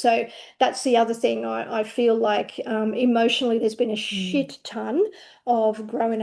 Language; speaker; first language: English; native; English